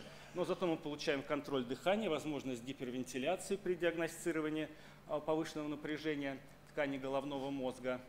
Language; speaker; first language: Russian; native; Russian